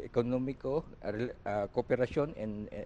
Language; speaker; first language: Spanish; non-native, learner; Filipino